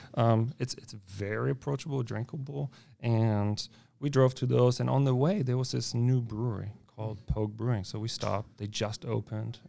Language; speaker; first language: English; non-native, fluent; German